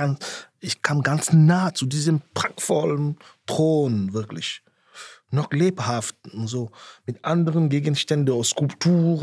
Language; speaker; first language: German; non-native, fluent; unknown